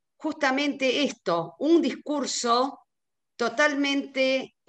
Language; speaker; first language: Spanish; native; Spanish